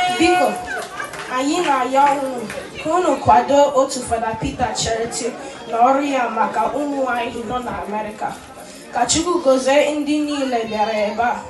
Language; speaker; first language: Igbo; early bilingual, heritage; Igbo